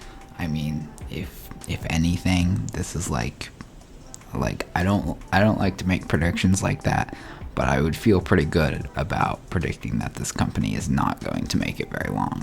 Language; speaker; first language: English; native; English